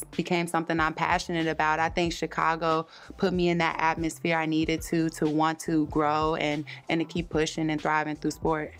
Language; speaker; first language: English; native; English